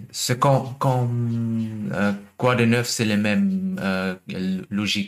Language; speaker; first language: French; non-native, learner; German